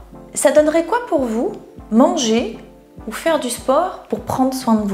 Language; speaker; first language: French; native; French